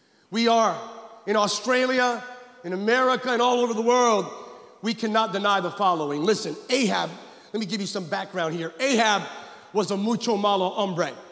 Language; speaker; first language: English; early bilingual, other home language; Spanish